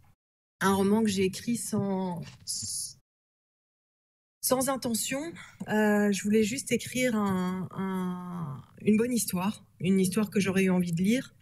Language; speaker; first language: French; native; French